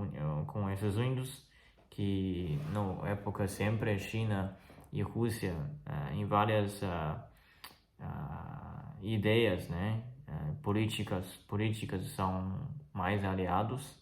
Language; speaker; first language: Portuguese; non-native, fluent; Chinese